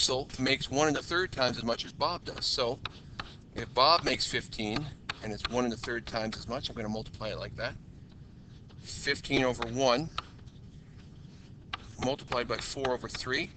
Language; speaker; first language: English; native; English